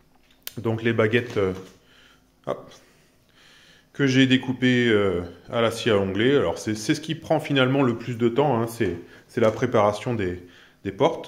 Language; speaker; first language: French; native; French